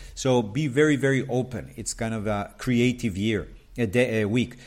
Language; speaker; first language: English; non-native, fluent; Hebrew